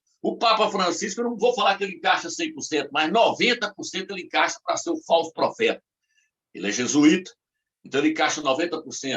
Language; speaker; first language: Portuguese; native; Portuguese